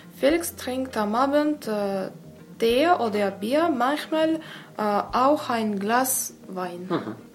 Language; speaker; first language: German; non-native, learner; Russian